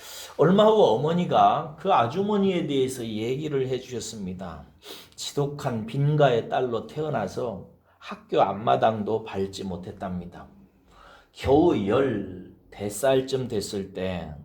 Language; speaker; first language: Korean; native; Korean